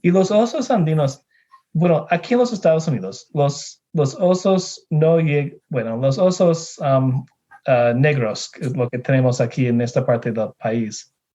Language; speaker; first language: Spanish; non-native, fluent; English